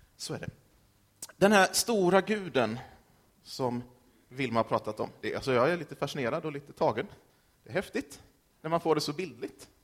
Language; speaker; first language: Swedish; native; Swedish